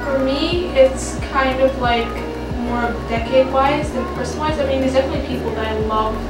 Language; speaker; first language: English; native; English